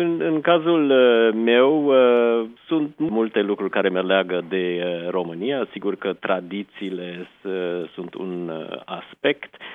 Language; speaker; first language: Romanian; early bilingual, heritage; Romanian